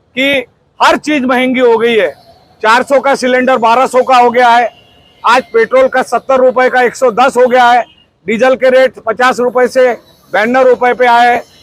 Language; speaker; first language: Hindi; non-native, local second language; Marathi